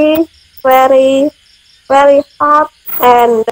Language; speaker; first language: English; non-native, learner; Khmer